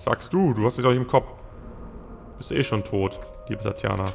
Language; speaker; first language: German; native; German